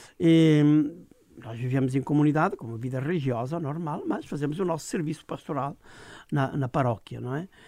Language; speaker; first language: Portuguese; native; Portuguese